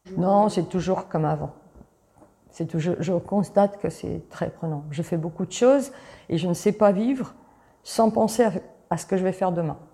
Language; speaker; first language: French; early bilingual, other home language; Italian